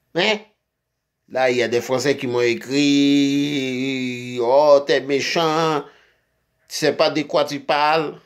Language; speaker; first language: French; non-native, local second language; Haitian Creole